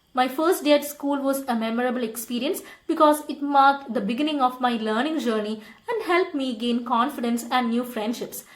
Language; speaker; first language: English; non-native, local second language; Malayalam